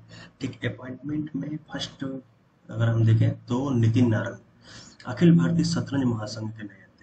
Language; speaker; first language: Hindi; native; Hindi